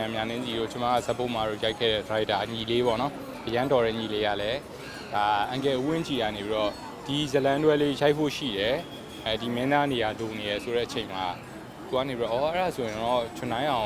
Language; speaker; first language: Burmese; native; Burmese